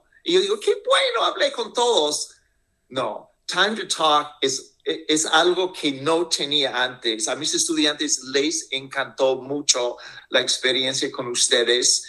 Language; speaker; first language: Spanish; non-native, fluent; English